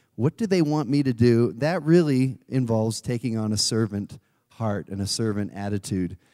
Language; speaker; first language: English; native; English